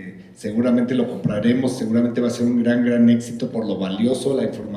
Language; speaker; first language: Spanish; native; Spanish